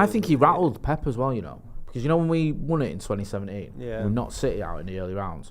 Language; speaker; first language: English; native; English